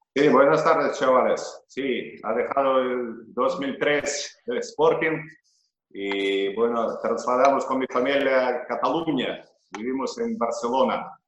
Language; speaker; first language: Spanish; non-native, fluent; Russian